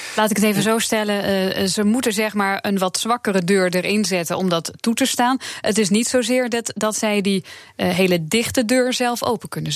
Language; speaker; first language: Dutch; native; Dutch